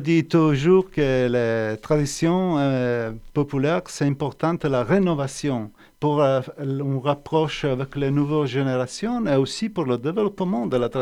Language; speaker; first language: French; non-native, fluent; Italian